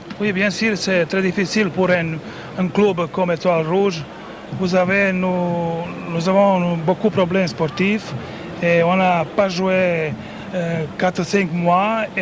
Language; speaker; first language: French; non-native, learner; Serbian